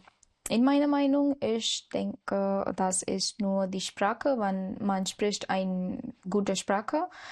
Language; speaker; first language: German; non-native, learner; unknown